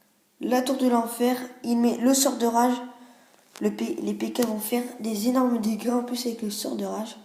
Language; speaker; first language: French; native; French